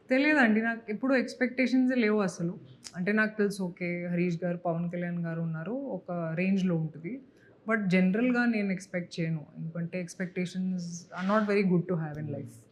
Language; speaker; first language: Telugu; non-native, fluent; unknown